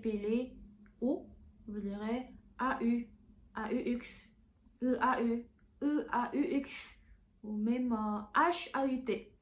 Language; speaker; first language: French; non-native, fluent; Korean